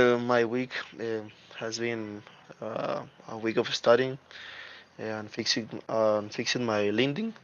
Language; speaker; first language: English; non-native, learner; Spanish